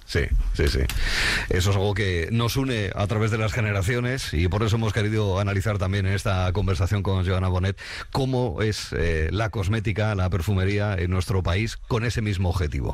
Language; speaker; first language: Spanish; native; Spanish